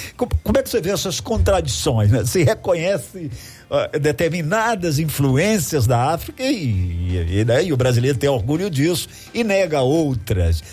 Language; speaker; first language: Portuguese; native; Portuguese